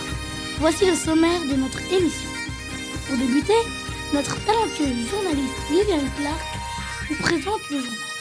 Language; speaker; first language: French; native; French